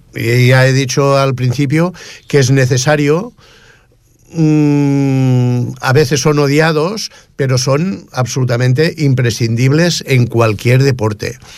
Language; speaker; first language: Spanish; non-native, local second language; Catalan